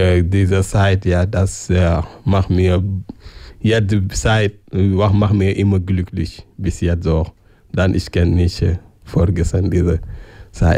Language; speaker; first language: German; non-native, learner; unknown